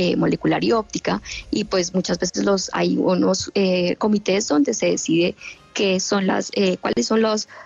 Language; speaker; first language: Spanish; native; Spanish